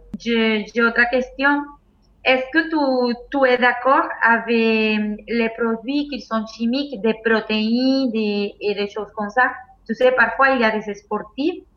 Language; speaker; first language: French; non-native, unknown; Spanish